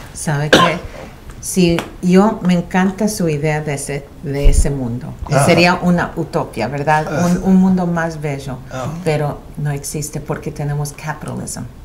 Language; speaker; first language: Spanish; early bilingual, heritage; Spanish